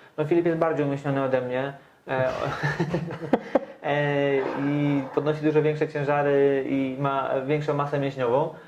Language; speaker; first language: Polish; native; Polish